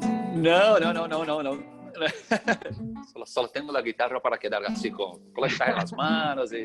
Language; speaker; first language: Spanish; non-native, fluent; Portuguese